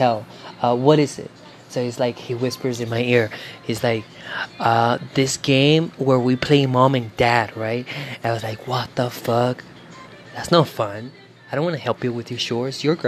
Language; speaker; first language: English; non-native, fluent; Spanish